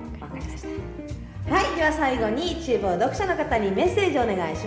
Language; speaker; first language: Japanese; native; Japanese